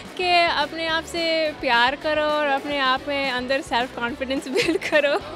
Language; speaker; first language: Urdu; early bilingual, heritage; Urdu